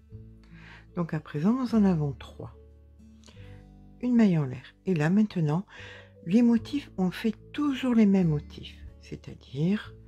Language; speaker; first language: French; native; French